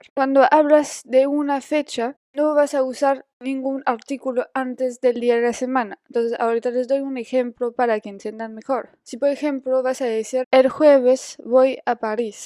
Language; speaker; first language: Spanish; non-native, fluent; French